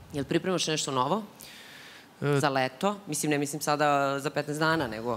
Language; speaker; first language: Serbian; native; Serbian